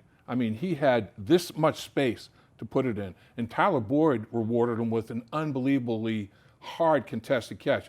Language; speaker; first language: English; native; English